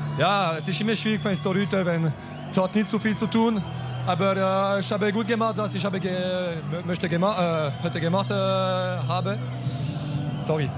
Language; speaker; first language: German; non-native, learner; French